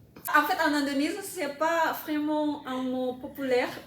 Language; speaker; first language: French; non-native, fluent; Indonesian